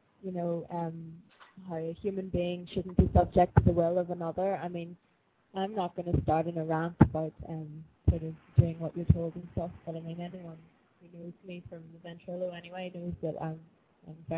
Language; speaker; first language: English; native; English